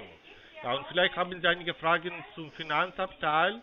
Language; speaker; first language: German; non-native, fluent; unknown